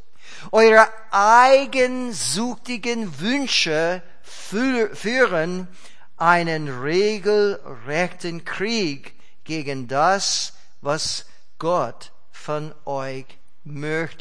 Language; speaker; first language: German; non-native, fluent; English